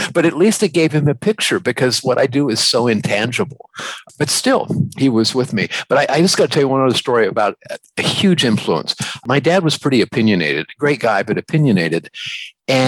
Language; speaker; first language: English; native; English